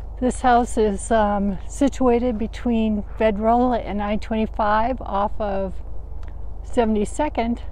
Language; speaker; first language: English; native; English